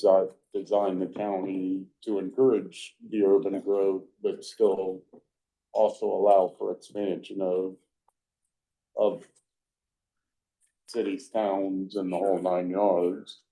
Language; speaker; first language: English; native; English